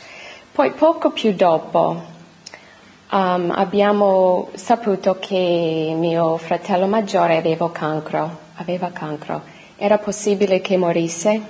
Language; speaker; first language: Italian; non-native, fluent; English